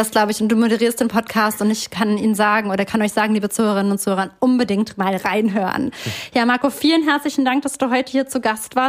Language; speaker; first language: German; native; German